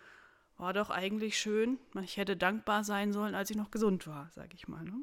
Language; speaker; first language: German; native; German